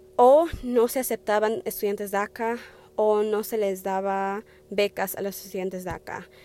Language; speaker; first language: Spanish; early bilingual, heritage; Spanish